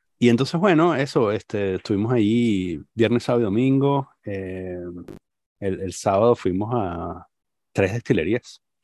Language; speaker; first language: Spanish; native; Spanish